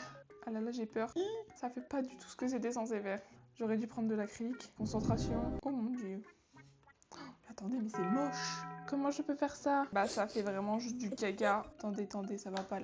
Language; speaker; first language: French; native; French